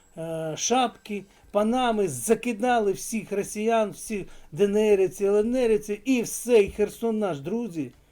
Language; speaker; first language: Ukrainian; non-native, local second language; Russian